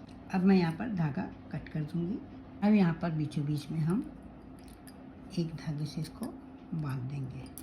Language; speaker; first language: Hindi; native; Hindi